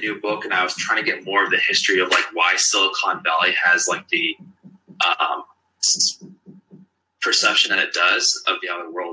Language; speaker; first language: English; native; English